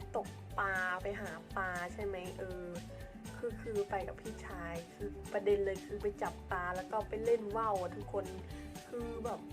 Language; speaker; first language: Thai; early bilingual, other home language; Khmer